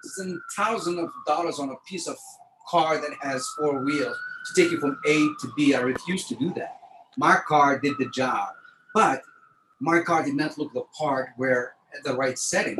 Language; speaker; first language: English; non-native, fluent; French